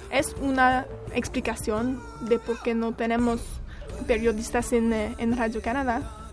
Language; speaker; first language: Spanish; non-native, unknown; French